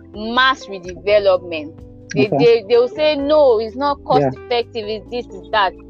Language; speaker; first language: English; non-native, local second language; Yoruba